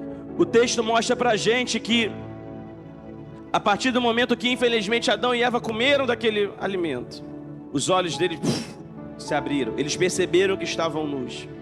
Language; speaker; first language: Portuguese; native; Portuguese